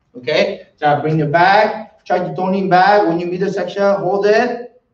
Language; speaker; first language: English; non-native, fluent; Korean